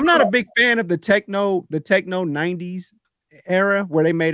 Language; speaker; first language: English; native; English